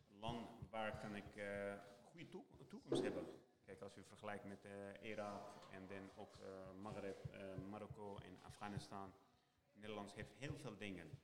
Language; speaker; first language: Dutch; non-native, learner; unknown